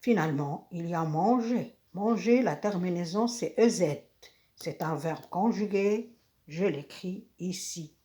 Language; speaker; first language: French; non-native, local second language; Arabic